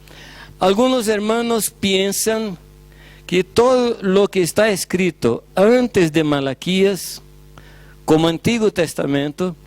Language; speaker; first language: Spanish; non-native, fluent; Portuguese